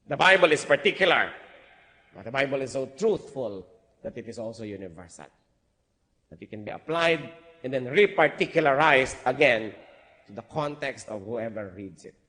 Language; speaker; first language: English; non-native, local second language; Filipino